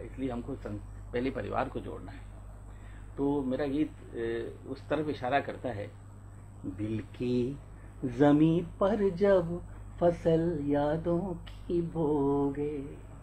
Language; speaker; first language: Hindi; native; Hindi